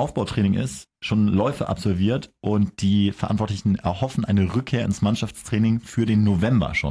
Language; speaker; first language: German; native; German